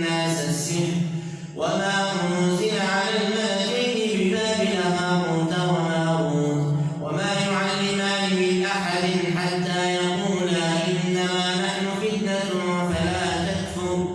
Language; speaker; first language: Arabic; native; Arabic